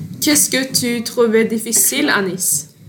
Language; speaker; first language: French; non-native, learner; Norwegian